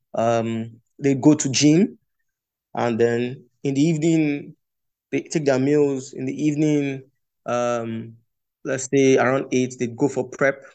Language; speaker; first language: English; non-native, local second language; Yoruba